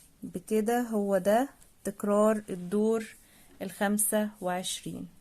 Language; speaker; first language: Arabic; native; Arabic